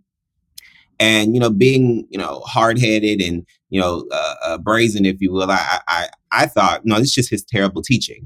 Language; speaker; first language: English; native; English